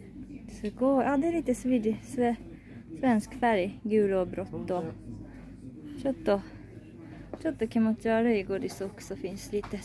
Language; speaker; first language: Swedish; non-native, learner; Japanese